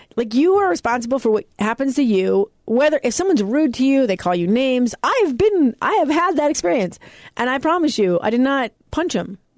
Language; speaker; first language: English; native; English